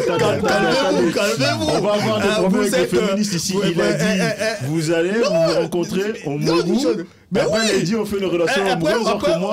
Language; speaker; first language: French; native; French